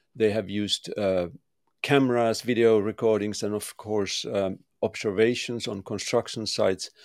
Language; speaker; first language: English; non-native, fluent; Finnish